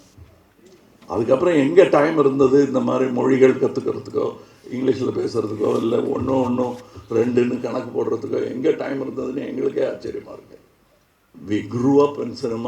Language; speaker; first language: Tamil; native; Tamil